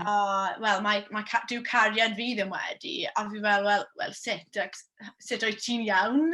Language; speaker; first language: Welsh; non-native, local second language; English